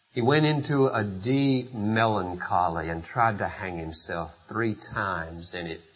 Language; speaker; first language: English; native; English